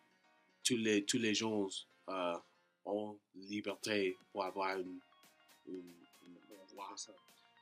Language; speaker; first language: French; non-native, learner; English